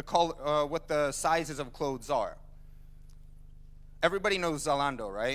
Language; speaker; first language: English; non-native, fluent; Finnish